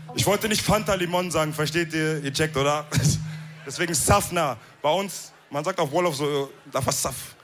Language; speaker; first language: German; early bilingual, other home language; Wolof